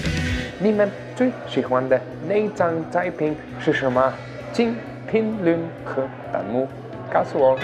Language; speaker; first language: Chinese; non-native, fluent; German